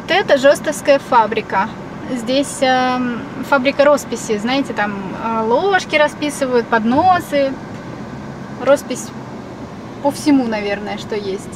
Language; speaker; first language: Russian; native; Russian